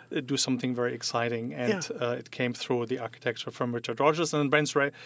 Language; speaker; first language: English; non-native, fluent; German